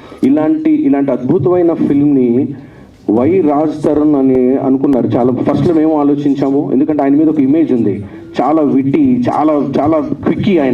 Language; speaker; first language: Telugu; native; Telugu